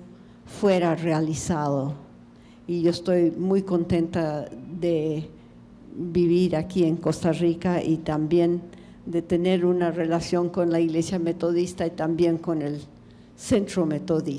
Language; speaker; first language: Spanish; early bilingual, heritage; English